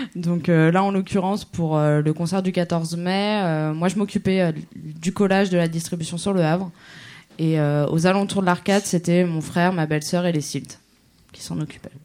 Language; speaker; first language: French; native; French